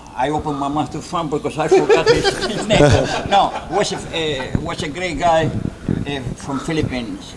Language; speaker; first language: English; non-native, fluent; Spanish